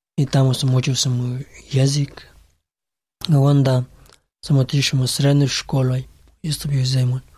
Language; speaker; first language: Serbian; non-native, learner; Pashto